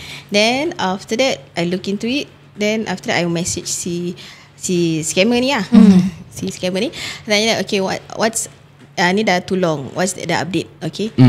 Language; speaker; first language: English; non-native, local second language; Malay